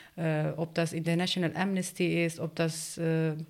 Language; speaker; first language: German; non-native, fluent; Turkish